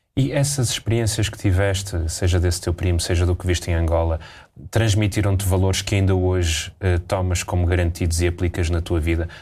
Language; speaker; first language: Portuguese; native; Portuguese